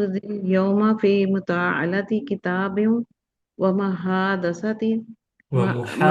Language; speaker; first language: Arabic; non-native, learner; Urdu